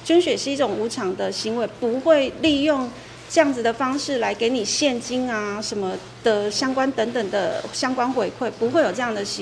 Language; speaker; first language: Chinese; native; Chinese